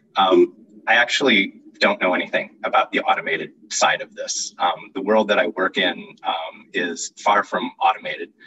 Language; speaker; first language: English; native; English